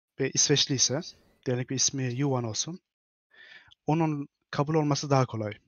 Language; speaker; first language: Turkish; early bilingual, heritage; Turkish